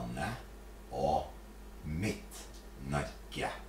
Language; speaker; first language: Norwegian; non-native, fluent; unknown